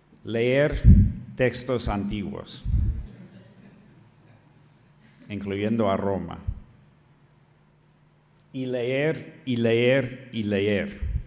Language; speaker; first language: Spanish; non-native, fluent; English